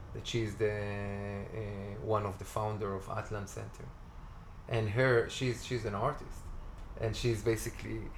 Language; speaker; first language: English; non-native, fluent; Hebrew